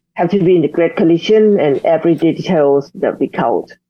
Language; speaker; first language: English; non-native, fluent; Thai